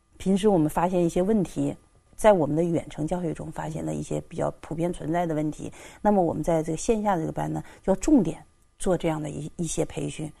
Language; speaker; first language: Chinese; native; Chinese